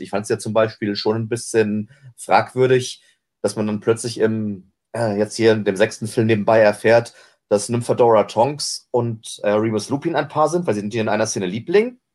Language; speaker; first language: German; native; German